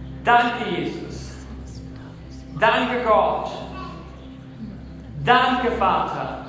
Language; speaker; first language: German; non-native, fluent; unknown